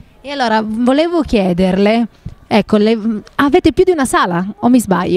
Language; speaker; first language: Italian; native; Italian